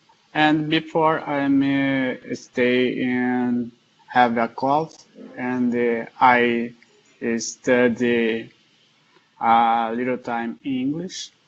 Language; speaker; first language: English; non-native, learner; Portuguese